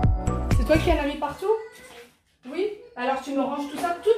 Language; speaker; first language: French; native; French